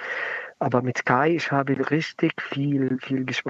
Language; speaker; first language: German; non-native, learner; Arabic